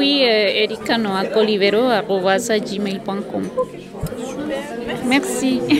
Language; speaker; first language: French; non-native, learner; Spanish